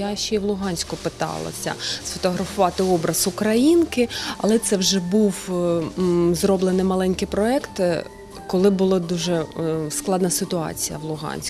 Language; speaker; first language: Ukrainian; non-native, local second language; Russian